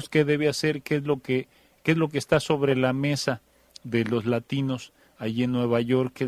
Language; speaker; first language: Spanish; native; Spanish